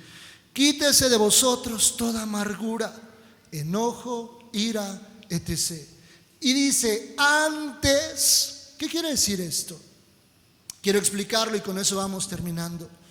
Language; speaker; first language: Spanish; native; Spanish